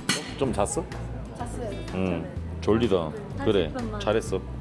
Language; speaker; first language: Korean; native; Korean